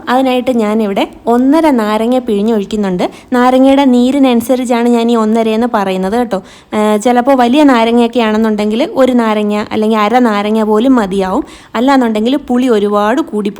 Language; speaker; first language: Malayalam; native; Malayalam